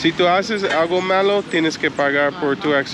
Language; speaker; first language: Spanish; non-native, learner; English